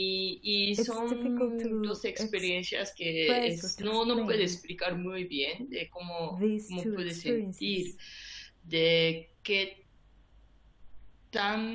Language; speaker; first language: Spanish; non-native, learner; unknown